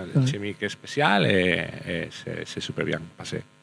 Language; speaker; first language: French; non-native, learner; Spanish